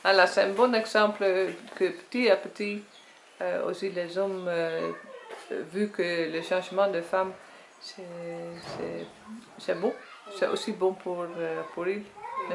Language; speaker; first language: French; non-native, learner; Dutch